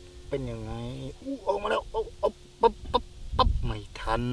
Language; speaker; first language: Thai; non-native, local second language; Khmer